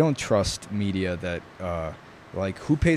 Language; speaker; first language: English; early bilingual, other home language; Italian